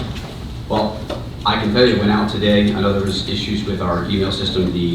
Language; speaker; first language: English; native; English